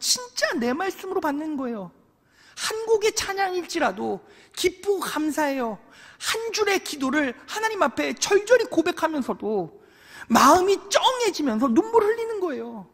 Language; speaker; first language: Korean; native; Korean